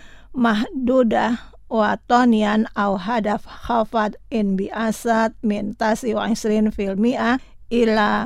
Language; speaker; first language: Arabic; non-native, fluent; Indonesian